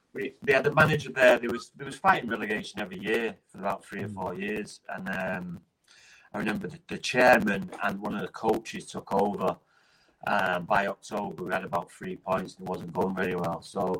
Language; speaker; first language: English; native; English